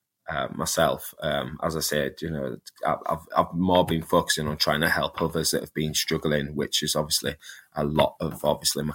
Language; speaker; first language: English; native; English